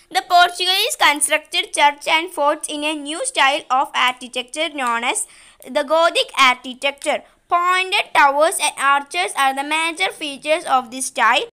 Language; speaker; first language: English; non-native, local second language; Malayalam